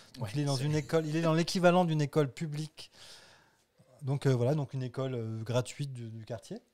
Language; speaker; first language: French; native; French